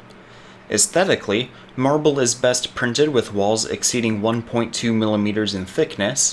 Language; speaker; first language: English; native; English